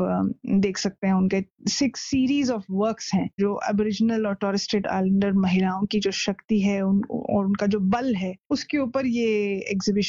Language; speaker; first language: Hindi; non-native, local second language; Punjabi